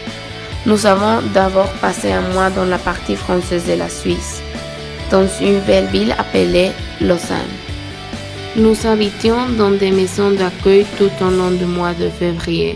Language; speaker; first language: French; non-native, learner; Spanish